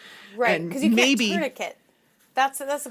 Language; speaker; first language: English; native; English